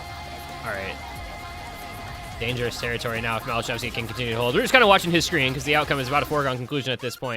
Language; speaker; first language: English; native; English